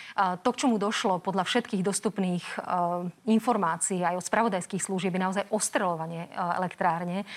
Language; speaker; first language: Slovak; native; Slovak